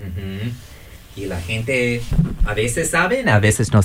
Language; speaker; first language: Spanish; non-native, learner; English